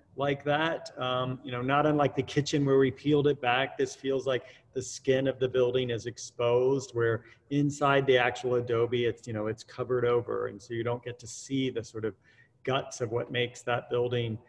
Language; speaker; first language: English; native; English